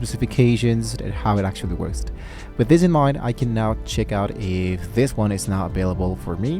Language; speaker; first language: English; non-native, fluent; Spanish